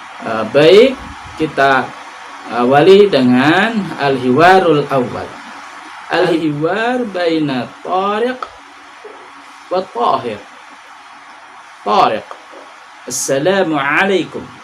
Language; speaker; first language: Arabic; non-native, fluent; Indonesian